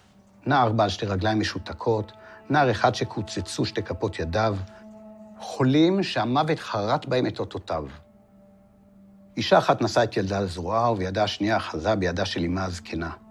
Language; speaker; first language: Hebrew; native; Hebrew